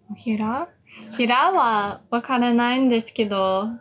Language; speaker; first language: Japanese; non-native, learner; English